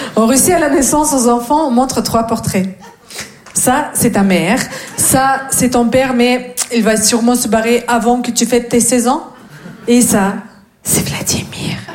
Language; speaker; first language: French; non-native, fluent; Russian